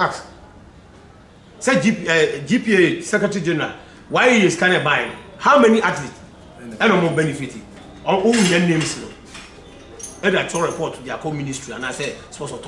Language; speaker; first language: English; non-native, local second language; Akan